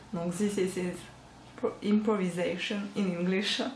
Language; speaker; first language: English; non-native, learner; Russian